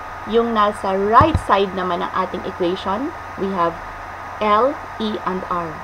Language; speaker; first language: English; non-native, local second language; Filipino